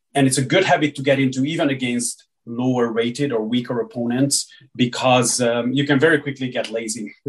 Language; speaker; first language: English; early bilingual, other home language; Hungarian